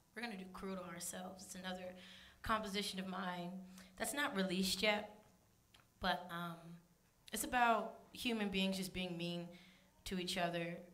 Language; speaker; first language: English; native; English